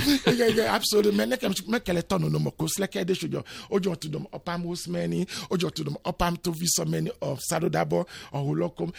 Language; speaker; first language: Hungarian; non-native, fluent; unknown